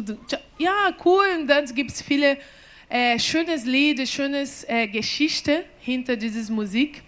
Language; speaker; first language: German; non-native, learner; Portuguese